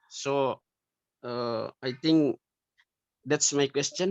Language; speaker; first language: English; non-native, learner; Indonesian